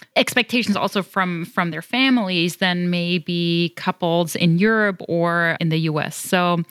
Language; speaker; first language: English; non-native, fluent; German